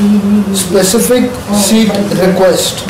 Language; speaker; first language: English; non-native, local second language; Hindi